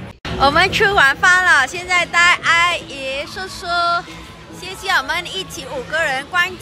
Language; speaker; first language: Chinese; non-native, fluent; Vietnamese